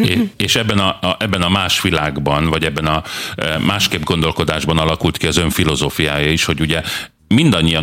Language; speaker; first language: Hungarian; native; Hungarian